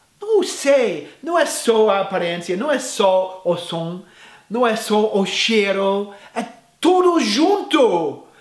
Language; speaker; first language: Portuguese; non-native, fluent; English